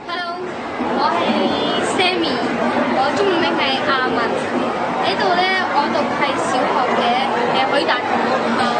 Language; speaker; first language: Cantonese; non-native, learner; Urdu